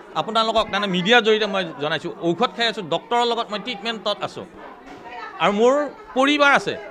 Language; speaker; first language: Assamese; native; Assamese